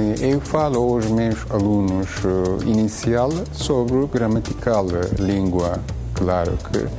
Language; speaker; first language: Portuguese; non-native, learner; Turkish